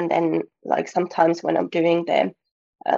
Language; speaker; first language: English; non-native, fluent; Finnish